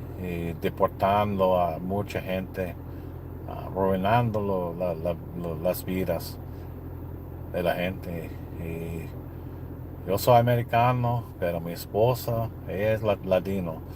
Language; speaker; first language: Spanish; non-native, learner; English